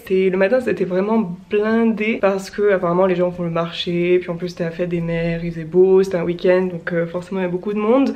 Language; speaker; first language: French; native; French